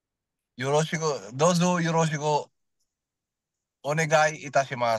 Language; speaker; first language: Japanese; non-native, learner; Filipino